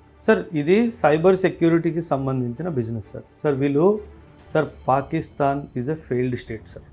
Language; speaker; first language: Telugu; non-native, local second language; Punjabi